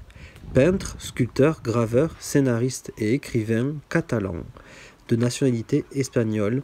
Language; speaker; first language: French; native; French